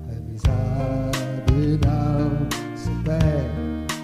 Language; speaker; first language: Portuguese; native; Portuguese